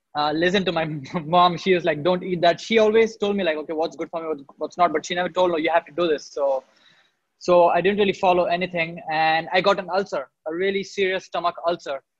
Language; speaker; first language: English; non-native, local second language; Hindi